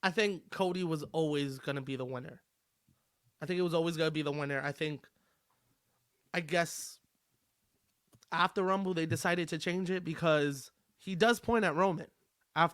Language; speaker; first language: English; native; English